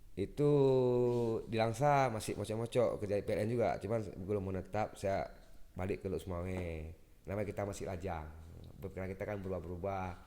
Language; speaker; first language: Indonesian; non-native, local second language; Achinese